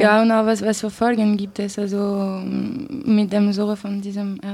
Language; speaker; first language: German; non-native, learner; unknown